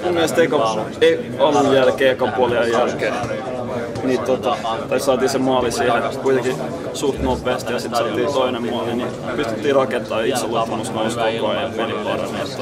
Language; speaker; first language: Finnish; native; Finnish